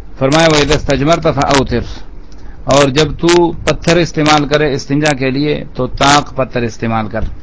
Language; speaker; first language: Urdu; non-native, local second language; Pashto